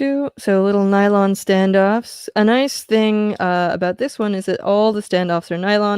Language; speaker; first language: English; native; English